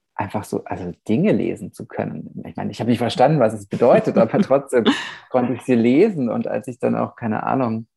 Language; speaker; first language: German; native; German